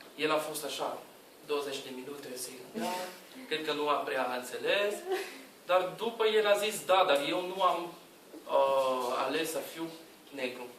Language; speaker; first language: Romanian; non-native, learner; Portuguese